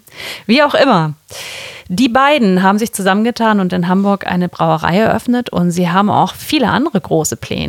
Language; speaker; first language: German; native; German